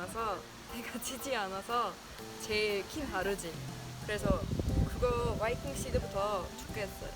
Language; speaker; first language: Korean; non-native, learner; Swedish